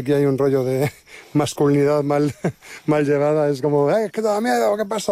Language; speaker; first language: Spanish; native; Spanish